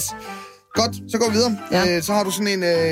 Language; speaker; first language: Danish; native; Danish